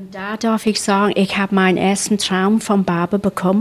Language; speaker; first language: German; non-native, fluent; English